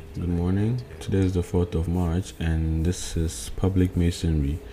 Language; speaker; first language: English; non-native, local second language; Akan